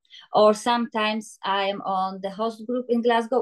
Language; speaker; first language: English; non-native, learner; Polish